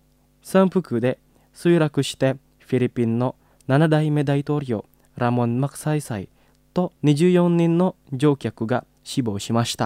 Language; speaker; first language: Japanese; non-native, fluent; Indonesian